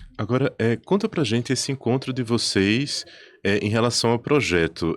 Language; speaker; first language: Portuguese; native; Portuguese